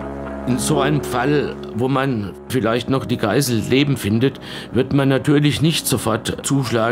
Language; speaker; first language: German; native; German